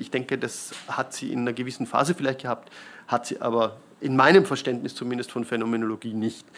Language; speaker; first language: German; native; German